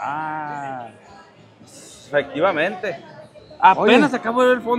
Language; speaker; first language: Spanish; native; Spanish